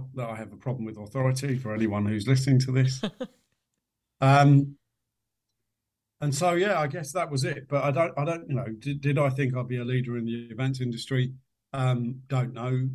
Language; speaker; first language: English; native; English